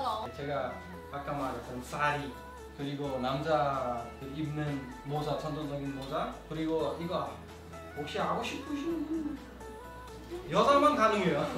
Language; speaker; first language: Korean; non-native, fluent; Nepali